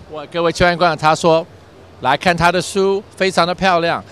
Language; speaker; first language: Chinese; native; Chinese